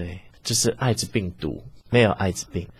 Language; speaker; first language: Chinese; early bilingual, heritage; English